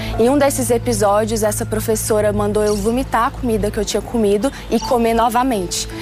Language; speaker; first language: Portuguese; early bilingual, other home language; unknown